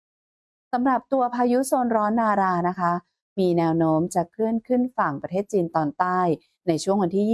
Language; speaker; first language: Thai; native; Thai